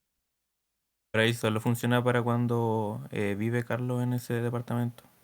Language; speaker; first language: Spanish; native; Spanish